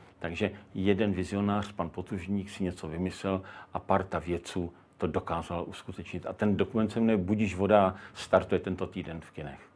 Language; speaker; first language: Czech; native; Czech